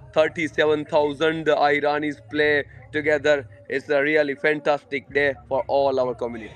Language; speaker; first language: English; non-native, local second language; Gujarati